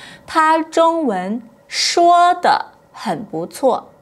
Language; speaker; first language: Chinese; non-native, fluent; Portuguese